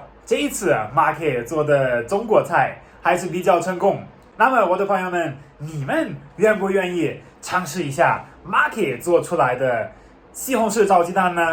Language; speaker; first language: Chinese; non-native, fluent; German